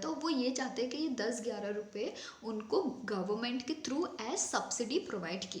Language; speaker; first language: Hindi; native; Hindi